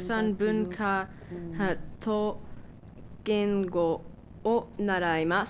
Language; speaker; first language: Japanese; non-native, learner; English